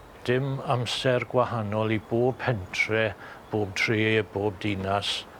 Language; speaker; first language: Welsh; native; Welsh